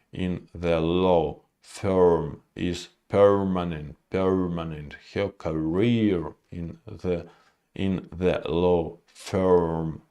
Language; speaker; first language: English; non-native, learner; Russian